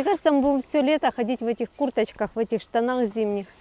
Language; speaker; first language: Russian; native; Russian